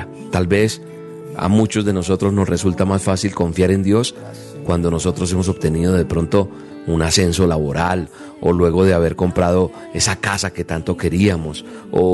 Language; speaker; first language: Spanish; native; Spanish